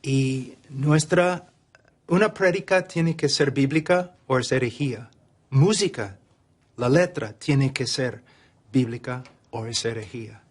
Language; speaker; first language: Spanish; non-native, fluent; English